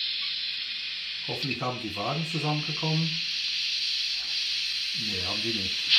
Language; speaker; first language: German; non-native, learner; English